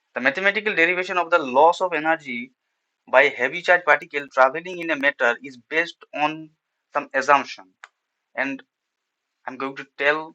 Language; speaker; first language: English; non-native, local second language; Bangla